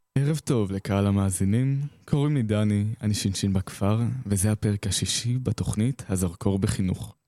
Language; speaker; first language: Hebrew; native; Hebrew